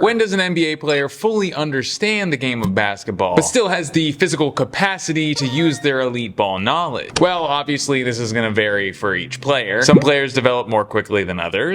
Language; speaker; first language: English; native; English